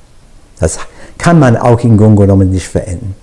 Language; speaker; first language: German; non-native, fluent; English